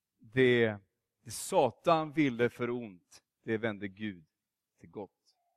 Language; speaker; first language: Swedish; native; Swedish